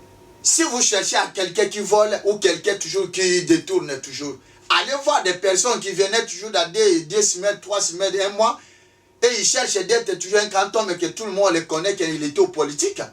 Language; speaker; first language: French; non-native, local second language; Lingala